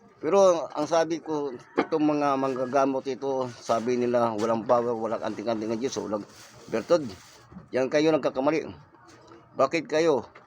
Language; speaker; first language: Filipino; non-native, local second language; Cebuano